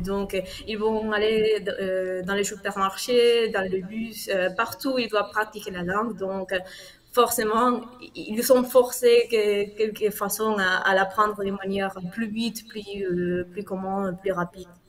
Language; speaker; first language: French; non-native, fluent; Spanish